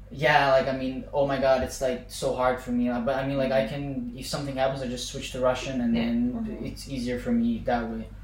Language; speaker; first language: English; non-native, fluent; Azerbaijani